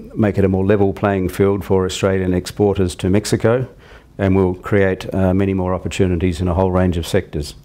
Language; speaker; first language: English; native; English